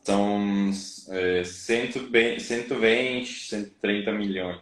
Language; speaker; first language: Portuguese; non-native, fluent; Spanish